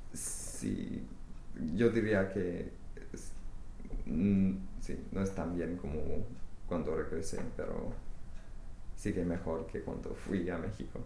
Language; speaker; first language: Spanish; non-native, fluent; English